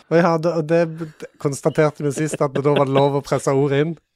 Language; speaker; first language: Norwegian; native; Norwegian